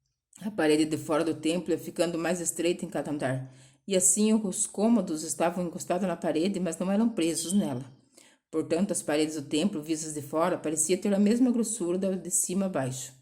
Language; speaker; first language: Portuguese; native; Portuguese